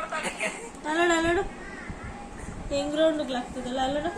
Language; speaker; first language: Kannada; native; Kannada